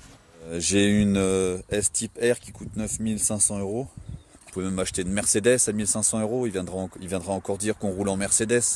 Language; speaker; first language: French; native; French